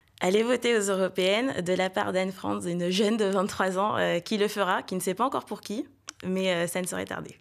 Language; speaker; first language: French; native; French